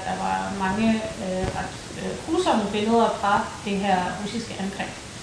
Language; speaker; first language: Danish; early bilingual, other home language; Ukrainian